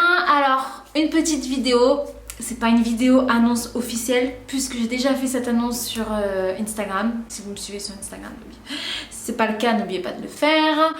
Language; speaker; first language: French; native; French